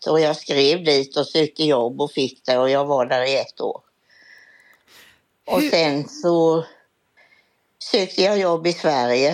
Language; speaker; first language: Swedish; native; Swedish